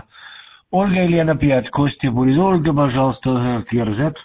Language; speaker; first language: Russian; non-native, learner; German